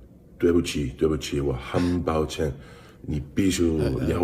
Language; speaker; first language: Chinese; non-native, learner; English